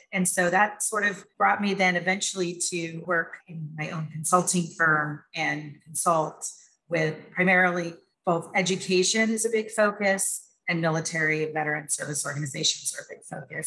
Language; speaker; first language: English; native; English